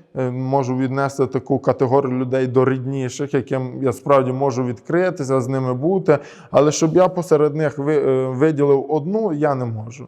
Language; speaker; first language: Ukrainian; early bilingual, heritage; Ukrainian